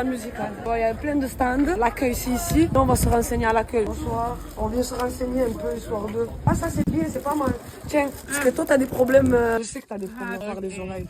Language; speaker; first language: French; native; French